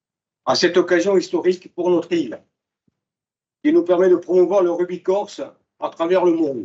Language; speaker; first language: French; native; French